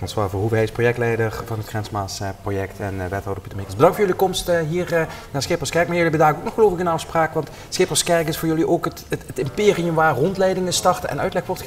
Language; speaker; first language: Dutch; native; Dutch